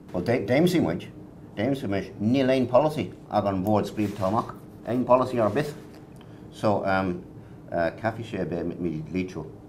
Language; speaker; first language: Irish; non-native, learner; English